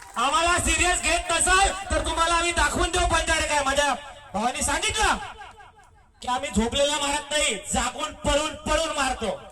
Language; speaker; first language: Marathi; non-native, local second language; Lambadi